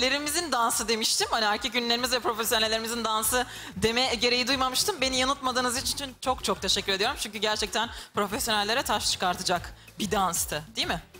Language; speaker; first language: Turkish; native; Turkish